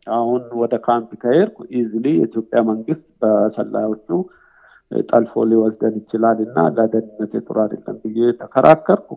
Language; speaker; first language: Amharic; non-native, local second language; Oromo